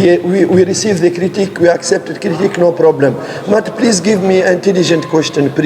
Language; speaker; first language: English; non-native, learner; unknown